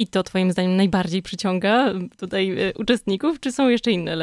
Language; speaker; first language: Polish; native; Polish